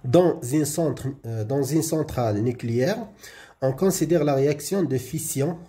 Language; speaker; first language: French; non-native, local second language; Arabic